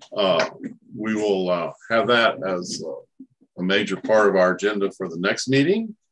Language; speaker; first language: English; native; English